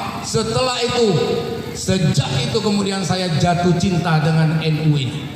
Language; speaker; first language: Indonesian; non-native, local second language; Buginese